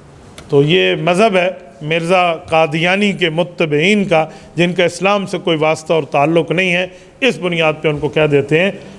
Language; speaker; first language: Urdu; native; Urdu